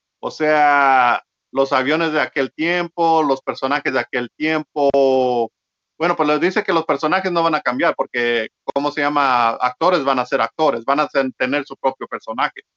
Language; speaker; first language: Spanish; early bilingual, heritage; Spanish